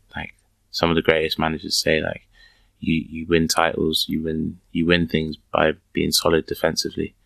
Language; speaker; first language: English; native; English